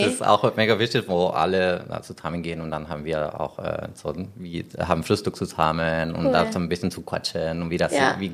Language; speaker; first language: German; non-native, learner; Spanish